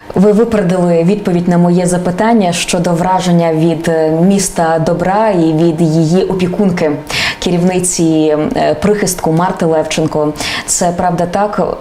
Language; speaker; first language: Ukrainian; native; Ukrainian